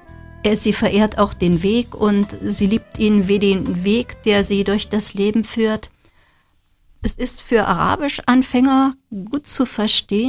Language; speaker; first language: German; native; German